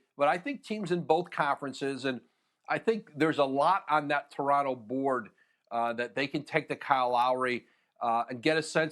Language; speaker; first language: English; native; English